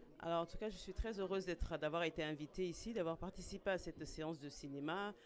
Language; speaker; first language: French; non-native, local second language; Kongo